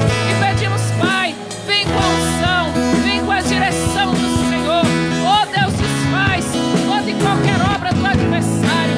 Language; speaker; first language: Portuguese; native; Portuguese